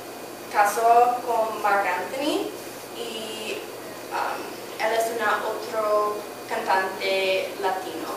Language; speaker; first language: Spanish; non-native, learner; English